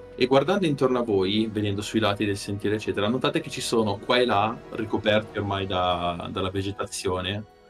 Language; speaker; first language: Italian; native; Italian